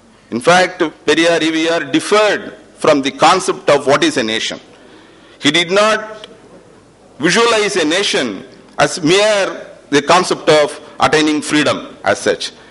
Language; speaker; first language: English; non-native, local second language; Tamil